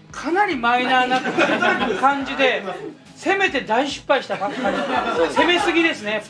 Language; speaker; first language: Japanese; native; Japanese